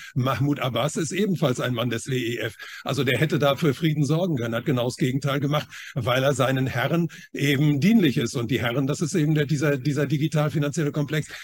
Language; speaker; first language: German; non-native, fluent; Chinese